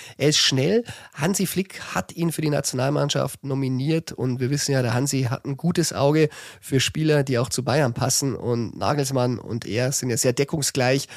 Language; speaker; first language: German; native; German